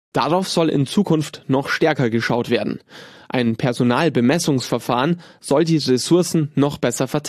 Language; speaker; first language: German; native; German